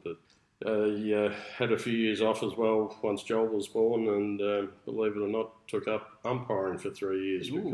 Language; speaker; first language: English; native; English